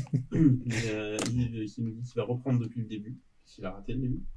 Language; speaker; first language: French; native; French